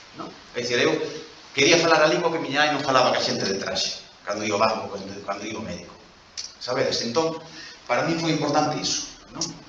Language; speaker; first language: Galician; non-native, local second language; Spanish